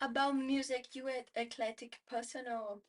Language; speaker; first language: English; non-native, learner; Portuguese